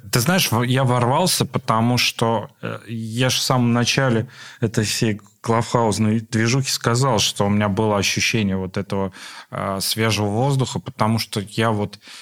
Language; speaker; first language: Russian; non-native, local second language; Armenian